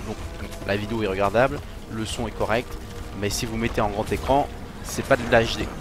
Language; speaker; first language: French; native; French